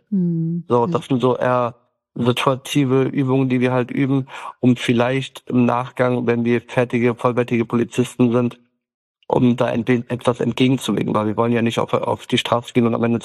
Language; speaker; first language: German; early bilingual, other home language; Turkish